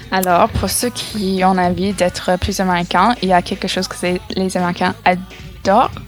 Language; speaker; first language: French; non-native, fluent; English